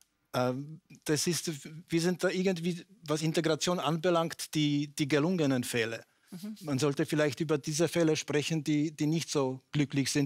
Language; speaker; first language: German; non-native, fluent; Polish